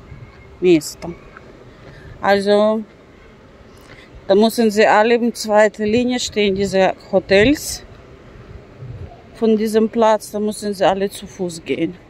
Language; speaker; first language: German; non-native, fluent; Russian